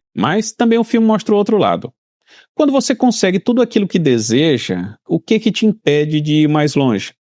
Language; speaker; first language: Portuguese; native; Portuguese